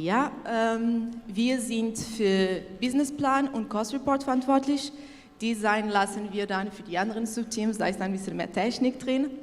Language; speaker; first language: German; non-native, local second language; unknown